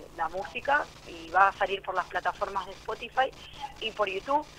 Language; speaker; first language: Spanish; native; Spanish